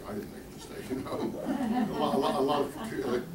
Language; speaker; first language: English; native; English